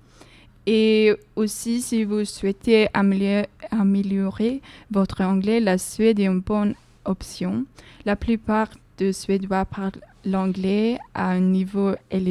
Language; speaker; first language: French; non-native, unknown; Swedish